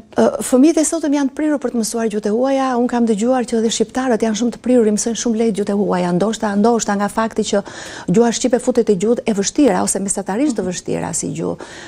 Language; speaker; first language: Albanian; native; Albanian